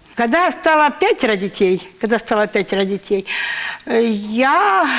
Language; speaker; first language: Russian; native; Russian